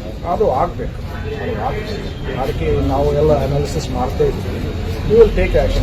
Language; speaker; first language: Kannada; non-native, fluent; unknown